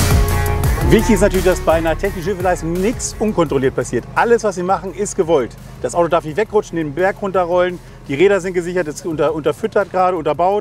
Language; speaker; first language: German; native; German